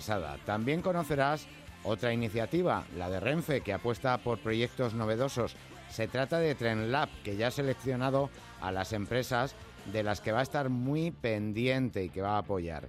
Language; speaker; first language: Spanish; native; Spanish